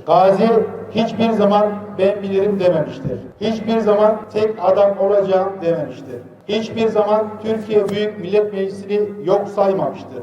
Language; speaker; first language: Turkish; native; Turkish